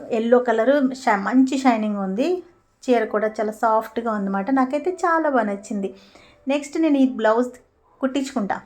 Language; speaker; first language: Telugu; native; Telugu